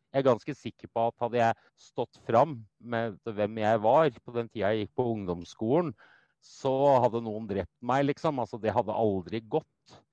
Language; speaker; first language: Norwegian; native; Norwegian